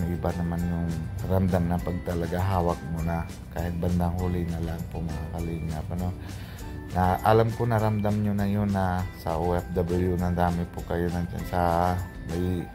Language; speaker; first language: Filipino; non-native, learner; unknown